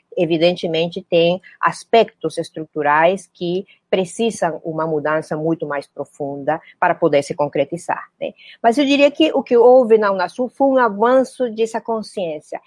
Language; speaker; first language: Portuguese; non-native, fluent; Spanish